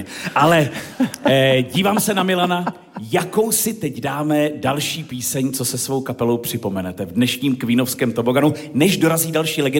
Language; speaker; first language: Czech; native; Czech